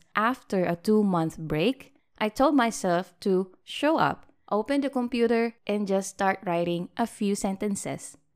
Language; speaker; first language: English; non-native, local second language; Filipino